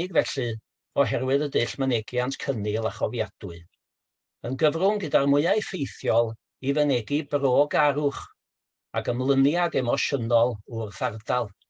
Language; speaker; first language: Welsh; native; Welsh